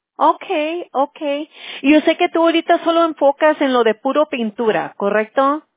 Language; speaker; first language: Spanish; early bilingual, heritage; Spanish